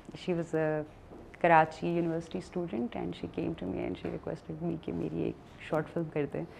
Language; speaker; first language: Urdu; native; Urdu